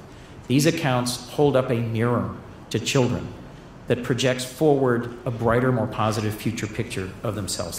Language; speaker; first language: English; native; English